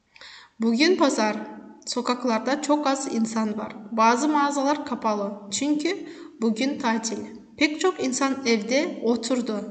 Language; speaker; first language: Turkish; non-native, fluent; Kazakh